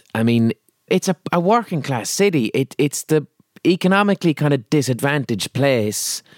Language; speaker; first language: English; native; English